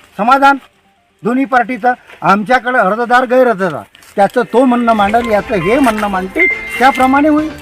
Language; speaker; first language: Marathi; native; Marathi